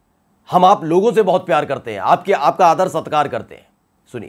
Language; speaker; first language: Hindi; native; Hindi